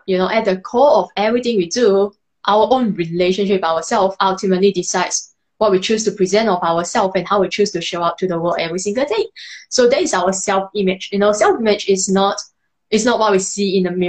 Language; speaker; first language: English; non-native, local second language; Chinese